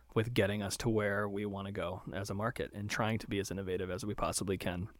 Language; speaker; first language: English; native; English